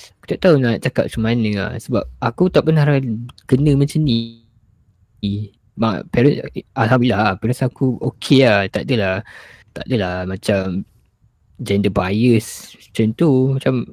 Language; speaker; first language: Malay; native; Malay